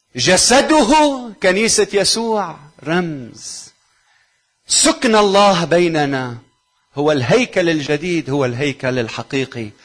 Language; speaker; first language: Arabic; native; Arabic